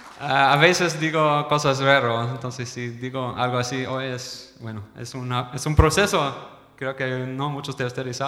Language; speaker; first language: Spanish; non-native, fluent; English